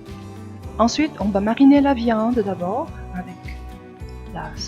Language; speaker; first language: French; non-native, fluent; Korean